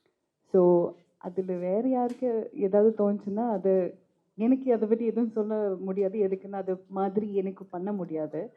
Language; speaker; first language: Tamil; early bilingual, heritage; Tamil